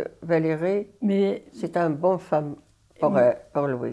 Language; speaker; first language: French; non-native, learner; Arabic